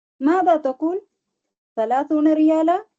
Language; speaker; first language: Arabic; non-native, learner; Tamil